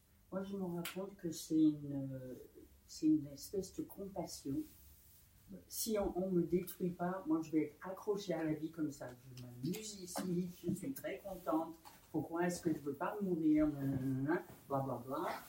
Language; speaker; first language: French; native; French